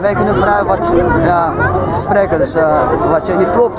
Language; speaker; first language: Dutch; non-native, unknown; Uyghur